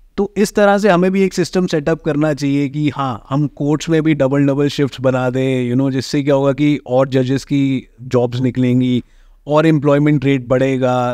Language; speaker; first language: Hindi; native; Hindi